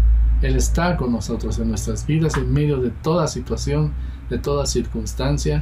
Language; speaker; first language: Spanish; native; Spanish